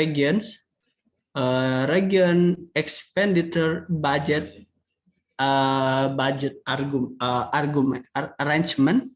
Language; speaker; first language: English; non-native, learner; Indonesian